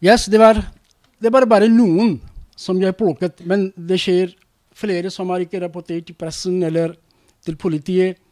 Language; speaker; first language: Norwegian; non-native, learner; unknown